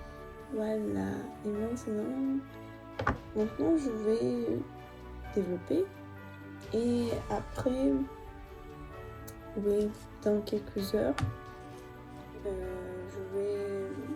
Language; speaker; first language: French; non-native, fluent; Russian